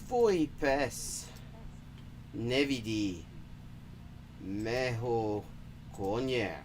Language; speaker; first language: Czech; non-native, learner; English